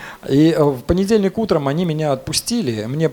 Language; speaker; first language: Russian; native; Russian